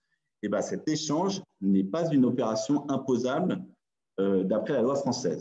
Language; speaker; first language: French; native; French